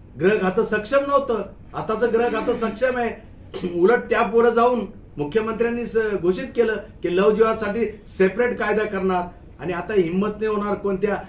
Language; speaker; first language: Marathi; native; Marathi